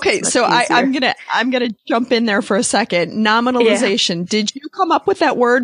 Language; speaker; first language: English; native; English